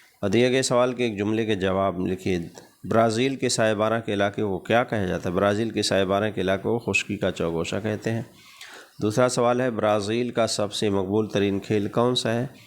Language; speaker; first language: Urdu; native; Urdu